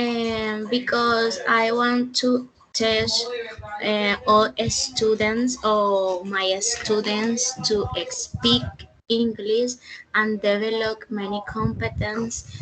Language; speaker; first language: English; non-native, learner; Spanish